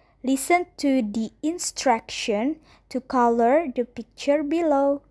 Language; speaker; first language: English; non-native, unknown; Indonesian